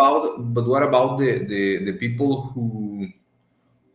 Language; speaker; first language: English; non-native, learner; Spanish